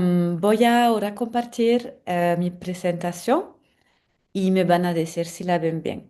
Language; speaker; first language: Spanish; non-native, fluent; French